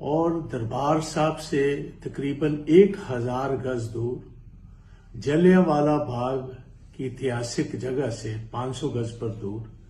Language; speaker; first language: Hindi; non-native, local second language; Punjabi